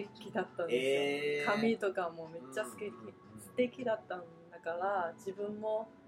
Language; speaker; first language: Japanese; non-native, fluent; Chinese